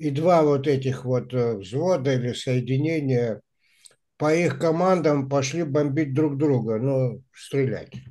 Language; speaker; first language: Russian; native; Russian